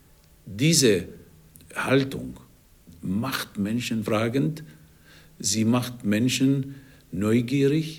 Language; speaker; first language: German; non-native, fluent; Arabic